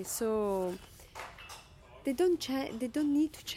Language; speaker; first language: English; non-native, learner; Italian